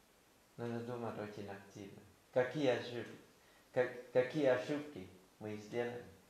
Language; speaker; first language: Russian; non-native, fluent; Thai